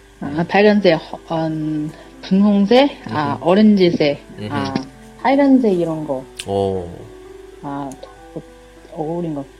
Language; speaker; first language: Korean; non-native, learner; Chinese